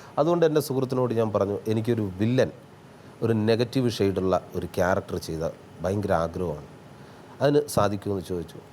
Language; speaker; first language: Malayalam; native; Malayalam